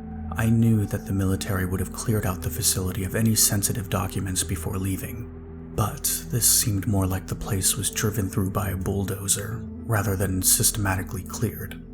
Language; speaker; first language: English; native; English